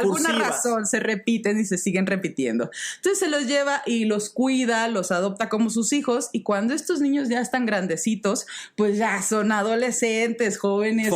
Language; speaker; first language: Spanish; native; Spanish